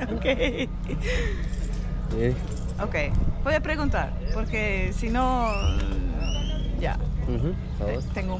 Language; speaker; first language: Spanish; non-native, learner; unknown